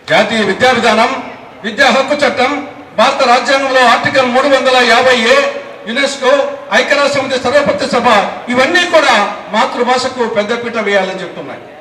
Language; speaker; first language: Telugu; native; Telugu